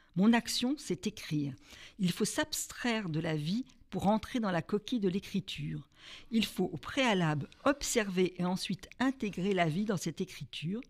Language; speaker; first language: French; native; French